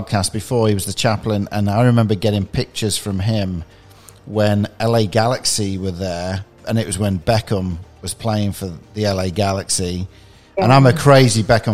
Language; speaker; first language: English; native; English